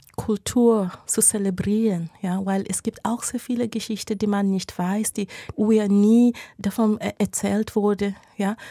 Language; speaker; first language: German; non-native, fluent; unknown